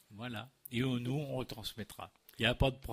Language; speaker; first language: French; native; French